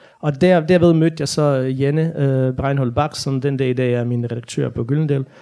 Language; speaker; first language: Danish; non-native, fluent; Bosnian